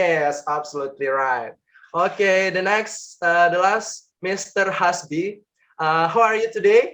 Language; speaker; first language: English; non-native, learner; Indonesian